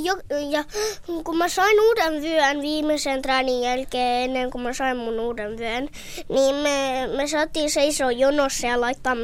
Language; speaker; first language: Finnish; early bilingual, heritage; Finnish